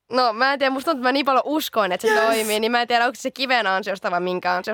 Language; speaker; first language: Finnish; native; Finnish